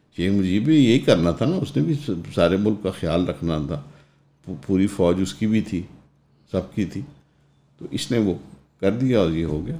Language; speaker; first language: Urdu; non-native, local second language; Punjabi